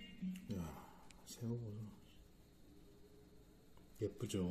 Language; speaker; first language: Korean; native; Korean